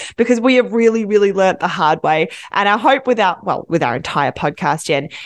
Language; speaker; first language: English; native; English